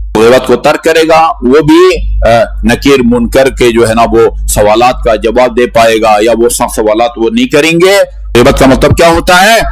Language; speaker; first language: Urdu; non-native, local second language; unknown